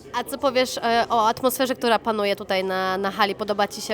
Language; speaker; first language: Polish; native; Polish